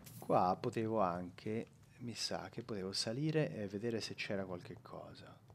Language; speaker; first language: Italian; native; Italian